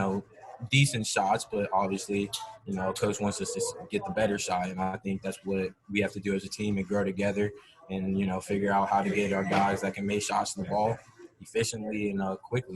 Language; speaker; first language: English; native; English